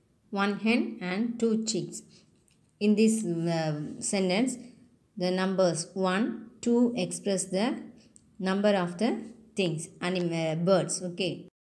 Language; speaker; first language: English; non-native, local second language; Tamil